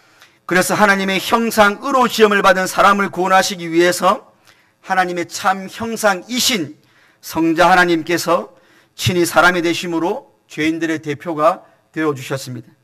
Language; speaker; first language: Korean; native; Korean